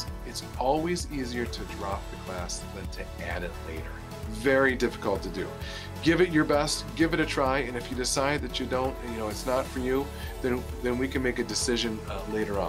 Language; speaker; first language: English; native; English